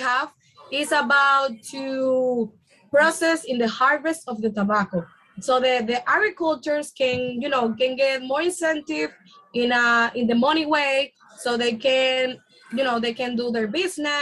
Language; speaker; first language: English; non-native, fluent; Spanish